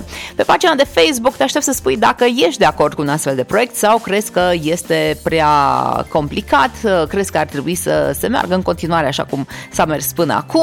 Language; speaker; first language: Romanian; native; Romanian